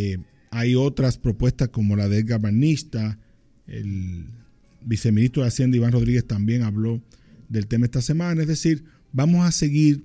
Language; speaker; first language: Spanish; native; Spanish